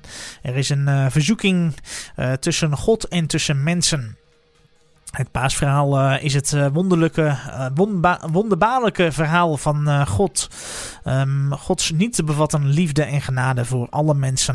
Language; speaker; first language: Dutch; native; Dutch